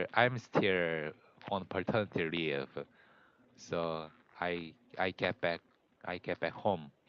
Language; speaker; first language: English; non-native, learner; Korean